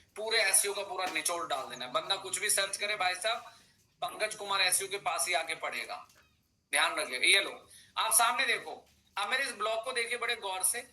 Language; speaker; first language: Hindi; native; Hindi